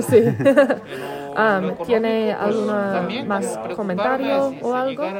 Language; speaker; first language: Spanish; non-native, learner; English